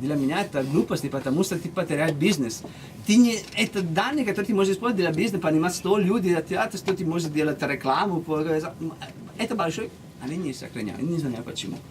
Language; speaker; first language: Russian; non-native, learner; Italian